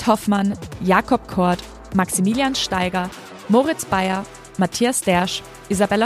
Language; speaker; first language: German; native; German